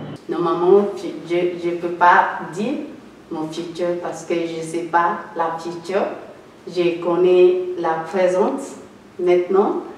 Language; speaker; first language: French; non-native, learner; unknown